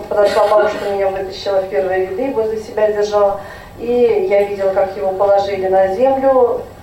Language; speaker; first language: Russian; non-native, local second language; Tatar